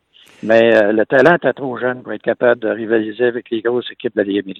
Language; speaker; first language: French; native; French